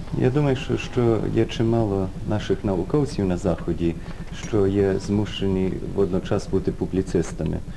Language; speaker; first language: Ukrainian; early bilingual, heritage; Ukrainian